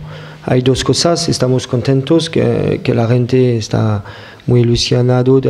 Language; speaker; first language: Spanish; non-native, fluent; French